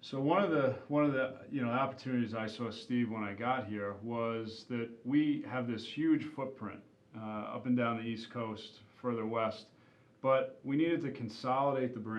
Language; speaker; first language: English; native; English